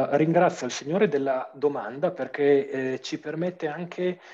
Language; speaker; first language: Italian; native; Italian